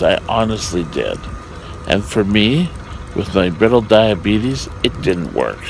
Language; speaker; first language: English; native; English